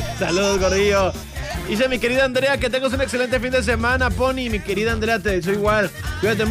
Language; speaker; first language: Spanish; native; Spanish